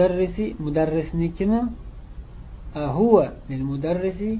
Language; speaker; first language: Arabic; non-native, fluent; Uzbek